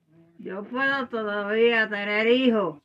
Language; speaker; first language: Spanish; native; Spanish